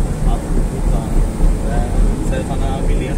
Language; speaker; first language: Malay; non-native, learner; Bangla